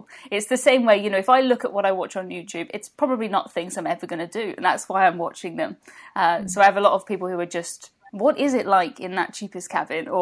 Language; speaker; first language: English; native; English